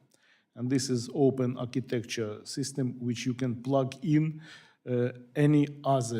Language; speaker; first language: English; non-native, fluent; Ukrainian